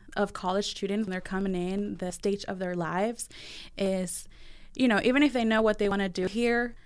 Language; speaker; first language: English; early bilingual, other home language; Spanish